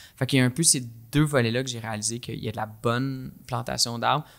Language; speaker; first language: French; native; French